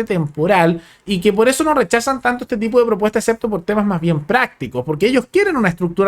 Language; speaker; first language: Spanish; native; Spanish